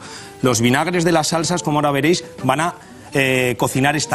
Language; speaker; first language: Spanish; native; Spanish